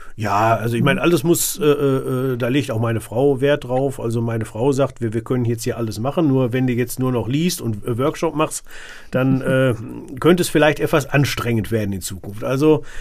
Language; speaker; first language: German; native; German